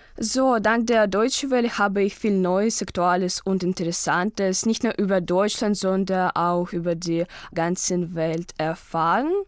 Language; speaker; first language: German; non-native, learner; Russian